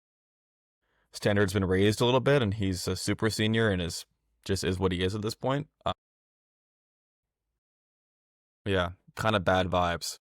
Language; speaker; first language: English; native; English